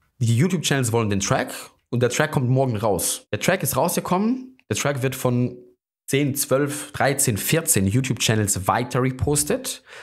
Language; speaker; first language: German; non-native, fluent; Greek